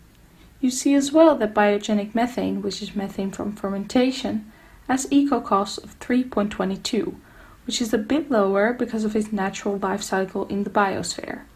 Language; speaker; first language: English; non-native, fluent; Dutch